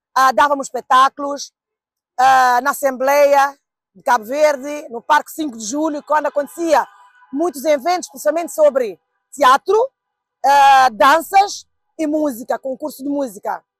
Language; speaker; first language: Portuguese; non-native, local second language; Kabuverdianu